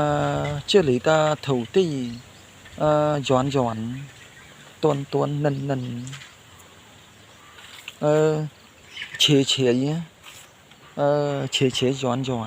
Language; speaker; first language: Chinese; non-native, learner; Khmer